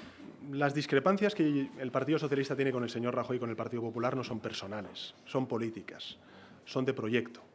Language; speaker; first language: Spanish; native; Spanish